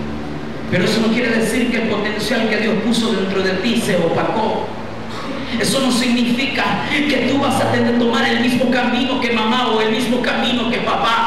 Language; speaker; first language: Spanish; native; Spanish